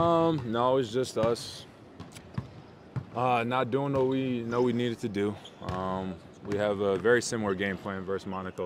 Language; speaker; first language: English; native; English